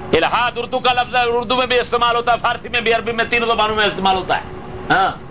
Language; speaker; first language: Urdu; non-native, local second language; Punjabi